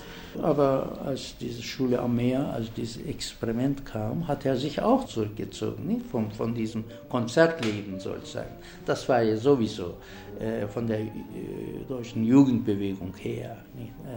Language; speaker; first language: German; non-native, fluent; Turkish